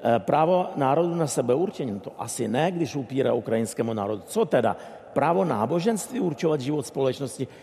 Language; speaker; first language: Czech; non-native, fluent; Ukrainian